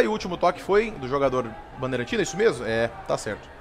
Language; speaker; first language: Portuguese; native; Portuguese